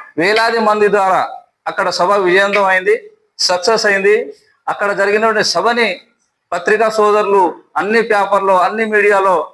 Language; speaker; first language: Telugu; non-native, local second language; Lambadi